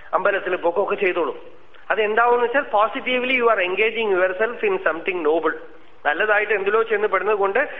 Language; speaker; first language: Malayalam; native; Malayalam